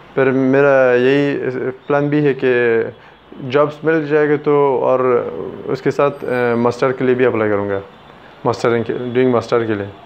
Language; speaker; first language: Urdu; non-native, learner; Pashto